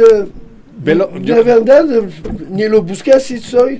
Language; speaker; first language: Spanish; non-native, fluent; French